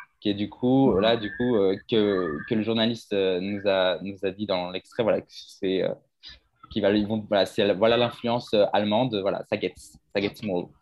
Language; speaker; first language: French; native; French